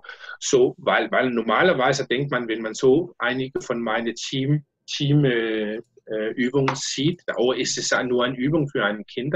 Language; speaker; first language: German; non-native, learner; Danish